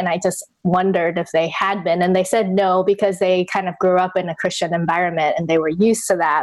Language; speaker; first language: English; non-native, fluent; Chinese